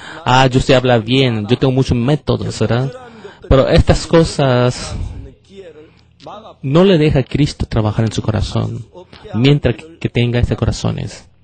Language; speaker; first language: Spanish; non-native, fluent; Korean